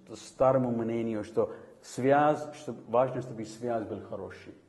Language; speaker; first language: Russian; non-native, fluent; Hindi